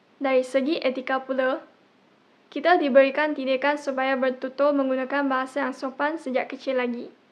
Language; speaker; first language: Malay; non-native, local second language; Chinese